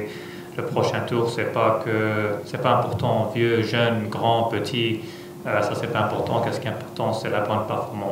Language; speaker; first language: French; non-native, fluent; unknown